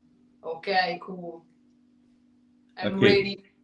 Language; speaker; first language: English; non-native, fluent; Italian